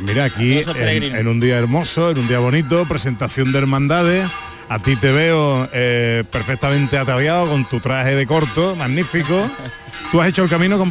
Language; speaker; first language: Spanish; native; Spanish